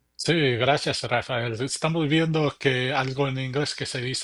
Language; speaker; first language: Spanish; early bilingual, heritage; English